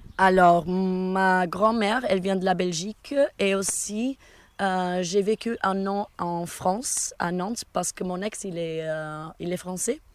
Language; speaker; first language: French; non-native, fluent; Portuguese